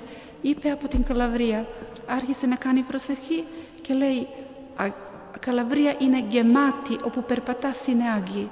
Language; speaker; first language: Greek; non-native, fluent; Serbian